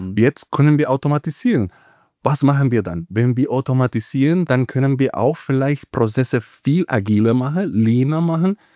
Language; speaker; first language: German; non-native, fluent; Spanish